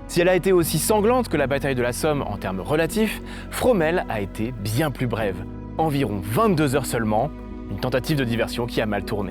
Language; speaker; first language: French; native; French